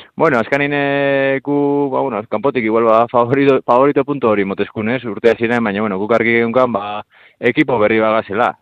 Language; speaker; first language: Basque; native; Basque